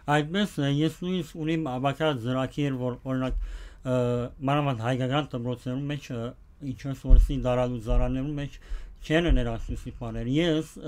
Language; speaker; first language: Armenian; early bilingual, heritage; Armenian